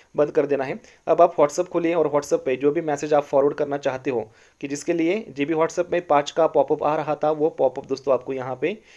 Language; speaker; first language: Hindi; non-native, local second language; Marathi